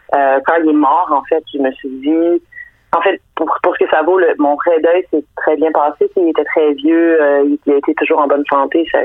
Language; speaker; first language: French; early bilingual, other home language; Danish